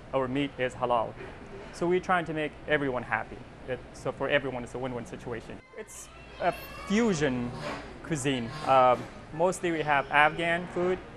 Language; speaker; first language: English; non-native, local second language; Persian